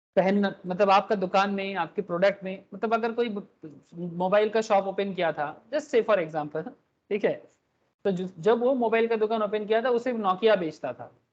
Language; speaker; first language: Hindi; non-native, local second language; Bangla